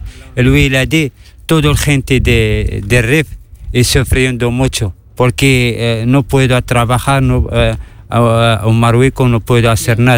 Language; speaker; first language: Spanish; non-native, learner; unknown